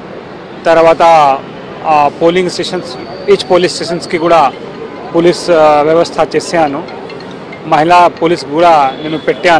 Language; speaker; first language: Telugu; non-native, local second language; Urdu